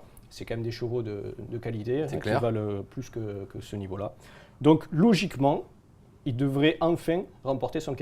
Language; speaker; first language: French; native; French